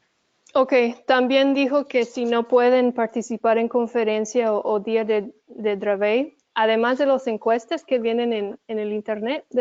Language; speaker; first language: Spanish; early bilingual, heritage; Spanish